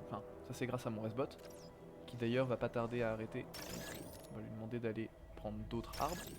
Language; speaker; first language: French; native; French